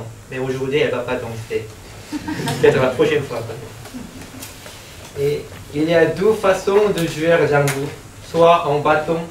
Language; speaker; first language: French; non-native, learner; Korean